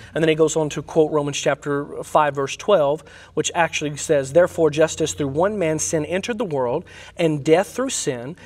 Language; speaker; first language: English; native; English